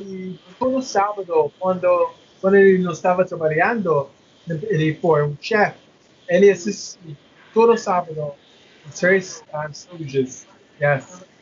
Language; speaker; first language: Portuguese; non-native, learner; English